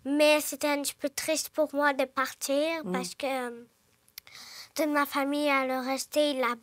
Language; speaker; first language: French; early bilingual, other home language; Ukrainian